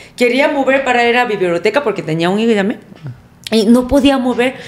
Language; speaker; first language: Spanish; non-native, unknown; Korean